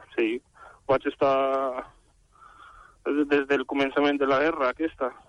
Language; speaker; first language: Catalan; non-native, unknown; Ukrainian